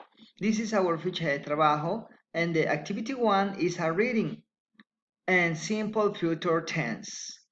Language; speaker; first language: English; non-native, fluent; Spanish